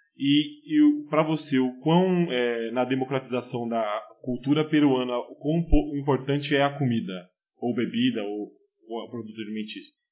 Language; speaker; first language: Portuguese; native; Portuguese